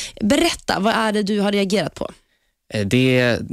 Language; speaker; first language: Swedish; native; Swedish